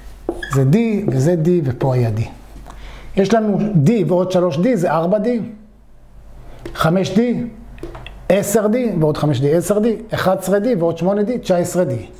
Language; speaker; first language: Hebrew; native; Hebrew